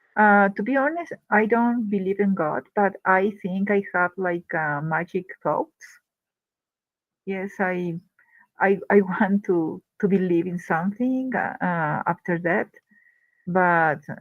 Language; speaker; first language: English; non-native, learner; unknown